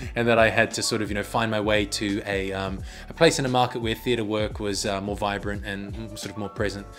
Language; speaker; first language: English; native; English